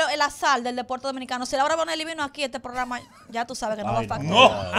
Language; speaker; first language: Spanish; native; Spanish